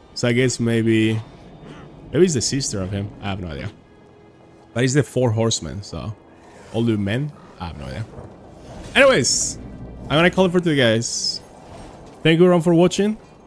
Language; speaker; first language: English; non-native, fluent; Spanish